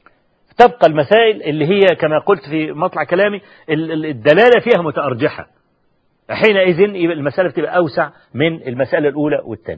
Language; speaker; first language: Arabic; native; Arabic